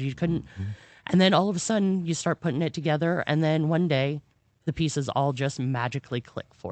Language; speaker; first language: English; native; English